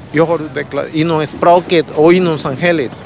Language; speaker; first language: Swedish; early bilingual, other home language; Spanish